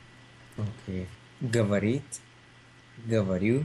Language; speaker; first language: Russian; non-native, learner; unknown